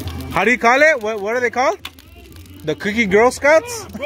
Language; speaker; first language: English; early bilingual, other home language; Spanish